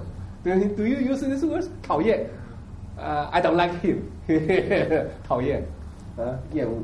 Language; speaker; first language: English; non-native, learner; Chinese